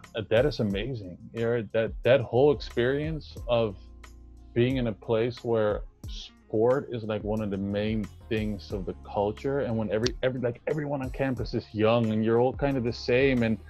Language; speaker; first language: English; non-native, fluent; Dutch